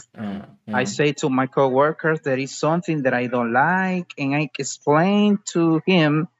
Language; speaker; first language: English; non-native, fluent; Spanish